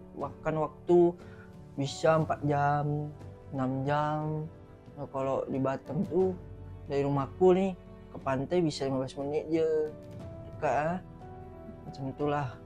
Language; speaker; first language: Indonesian; native; Indonesian